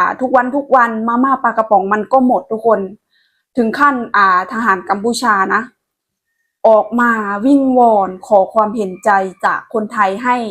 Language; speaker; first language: Thai; non-native, local second language; Lao